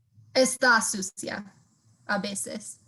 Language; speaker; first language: Spanish; non-native, learner; English